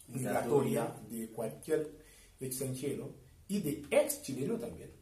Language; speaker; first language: Spanish; non-native, fluent; Haitian Creole